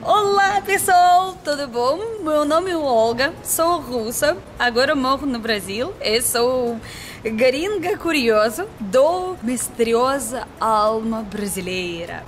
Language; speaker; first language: Portuguese; non-native, learner; Russian